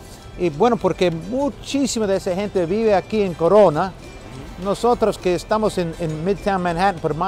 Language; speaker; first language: Spanish; non-native, fluent; English